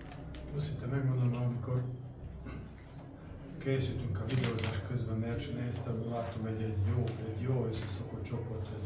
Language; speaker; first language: Hungarian; non-native, fluent; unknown